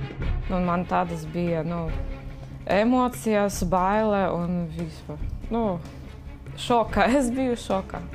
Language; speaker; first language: Latvian; non-native, local second language; Russian